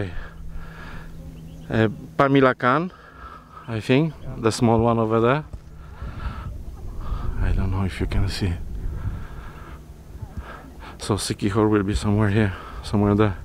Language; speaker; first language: English; non-native, fluent; Polish